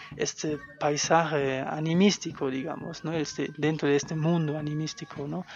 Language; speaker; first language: Spanish; non-native, fluent; German